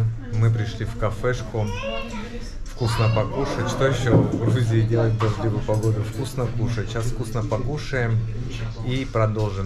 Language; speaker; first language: Russian; native; Russian